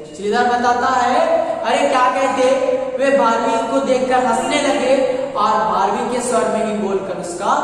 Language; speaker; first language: Hindi; non-native, local second language; Kannada